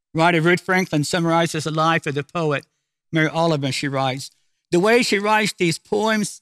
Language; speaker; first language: English; native; English